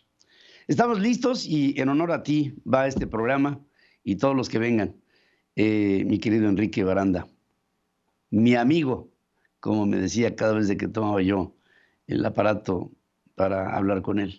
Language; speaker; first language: Spanish; native; Spanish